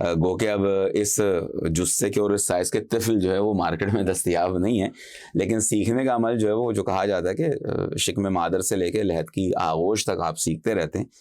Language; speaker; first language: Urdu; native; Urdu